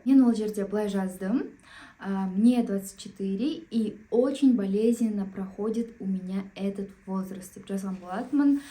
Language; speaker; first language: Russian; non-native, local second language; Kazakh